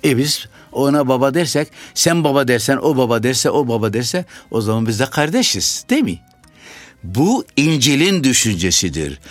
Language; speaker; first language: Turkish; non-native, fluent; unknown